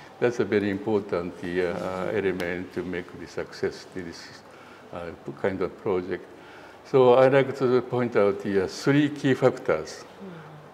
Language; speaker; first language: English; non-native, learner; Japanese